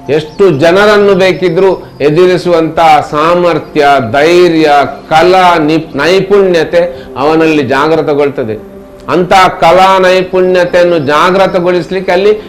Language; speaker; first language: Kannada; non-native, local second language; Tulu